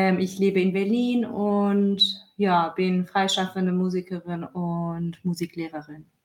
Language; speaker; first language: German; non-native, fluent; Persian